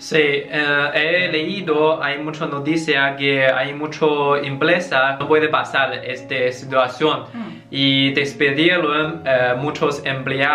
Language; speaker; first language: Spanish; non-native, learner; Chinese